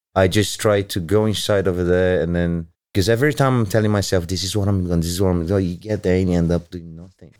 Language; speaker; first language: English; non-native, fluent; Portuguese